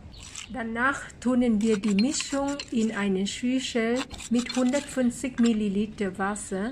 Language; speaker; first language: German; non-native, fluent; Vietnamese